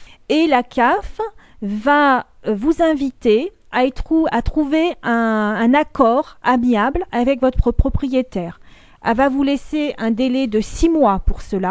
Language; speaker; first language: French; native; French